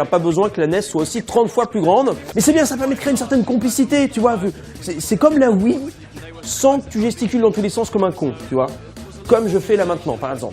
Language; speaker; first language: French; native; French